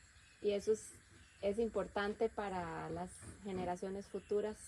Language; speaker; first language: Spanish; native; Spanish